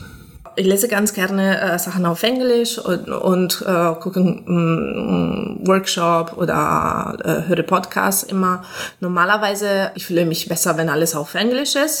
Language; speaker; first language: German; non-native, fluent; Italian